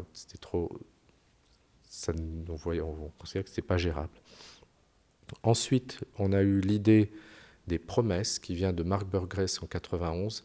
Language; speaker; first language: French; native; French